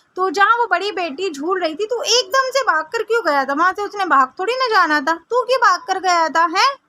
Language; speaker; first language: Hindi; native; Hindi